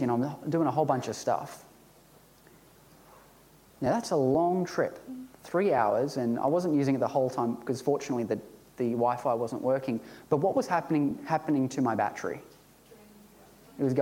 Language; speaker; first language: English; native; English